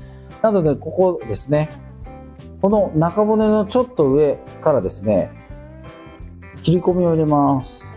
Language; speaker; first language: Japanese; native; Japanese